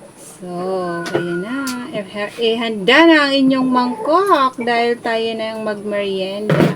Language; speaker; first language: Filipino; non-native, local second language; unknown